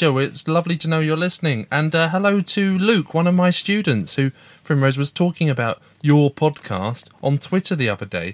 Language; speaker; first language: English; native; English